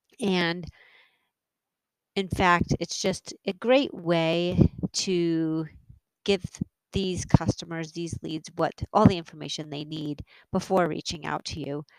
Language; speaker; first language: English; native; English